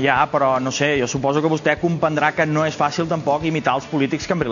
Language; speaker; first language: Catalan; native; Catalan